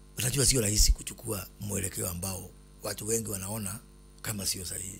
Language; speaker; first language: Swahili; non-native, local second language; Kikuyu